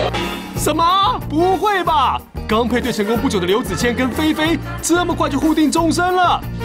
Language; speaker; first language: Chinese; native; Chinese